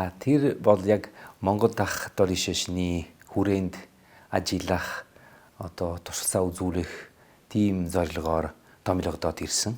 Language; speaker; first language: Mongolian; non-native, fluent; Italian